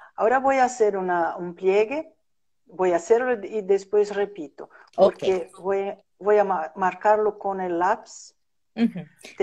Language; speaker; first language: Spanish; non-native, fluent; Portuguese